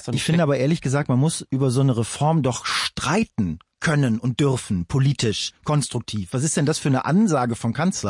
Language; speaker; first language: German; native; German